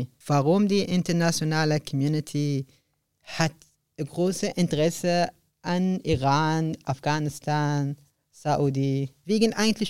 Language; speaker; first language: German; non-native, learner; Arabic